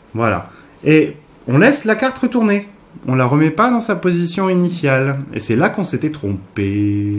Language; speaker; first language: French; native; French